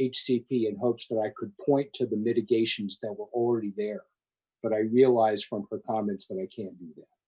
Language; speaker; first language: English; native; English